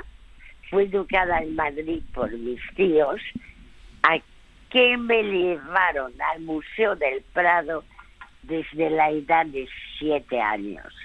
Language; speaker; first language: Spanish; early bilingual, other home language; French